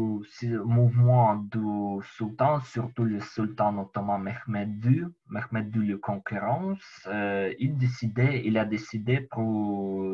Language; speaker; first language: French; non-native, learner; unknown